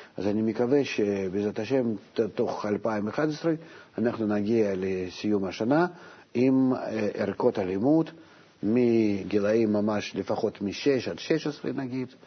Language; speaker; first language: Hebrew; non-native, fluent; Russian